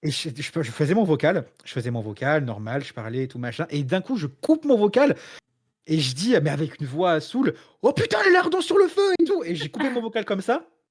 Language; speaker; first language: French; native; French